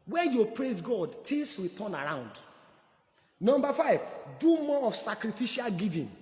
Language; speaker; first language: English; non-native, local second language; Yoruba